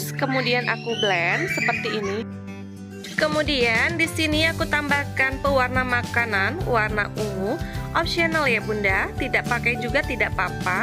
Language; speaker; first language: Indonesian; native; Indonesian